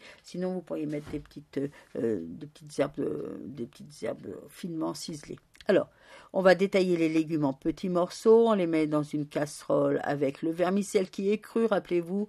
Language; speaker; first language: French; native; French